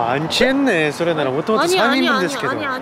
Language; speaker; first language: Korean; native; Korean